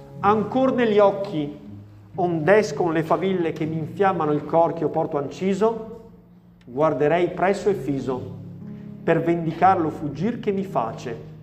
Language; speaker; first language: Italian; native; Italian